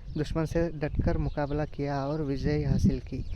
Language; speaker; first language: Hindi; non-native, local second language; Kannada